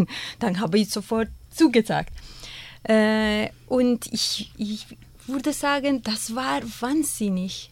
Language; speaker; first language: German; non-native, fluent; Spanish